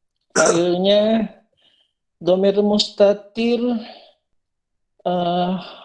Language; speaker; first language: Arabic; non-native, learner; Indonesian